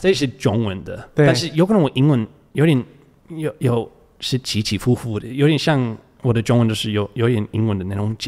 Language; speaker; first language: Chinese; non-native, fluent; English